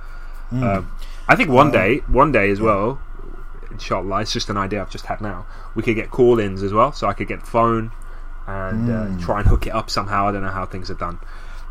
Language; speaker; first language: English; native; English